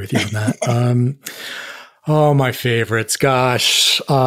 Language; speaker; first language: English; native; English